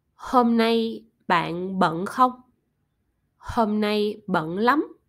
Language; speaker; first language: Vietnamese; non-native, learner; German